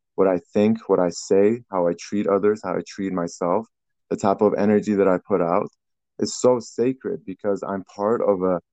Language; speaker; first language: English; early bilingual, other home language; Persian